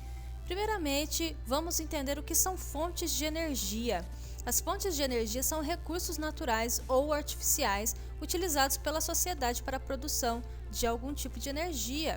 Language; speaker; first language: Portuguese; native; Portuguese